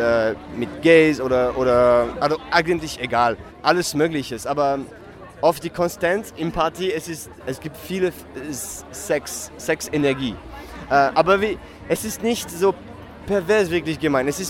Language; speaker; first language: German; non-native, fluent; French